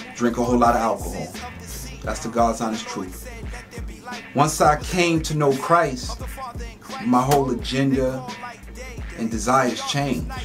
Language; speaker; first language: English; native; English